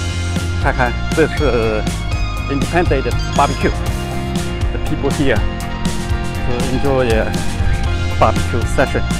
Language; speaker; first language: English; non-native, learner; Chinese